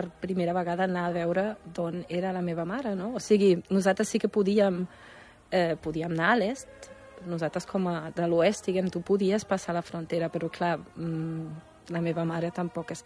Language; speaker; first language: Catalan; non-native, fluent; German